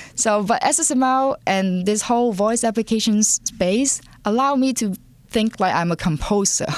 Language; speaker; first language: English; non-native, local second language; Cantonese